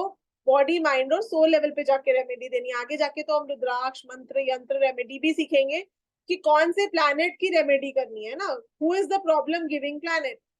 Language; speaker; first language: Hindi; native; Hindi